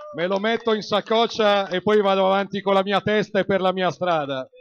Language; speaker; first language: Italian; native; Italian